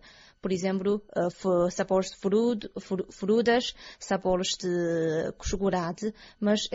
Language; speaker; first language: Portuguese; non-native, learner; Chinese